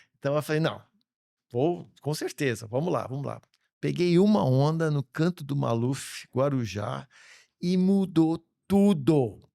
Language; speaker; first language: Portuguese; early bilingual, other home language; English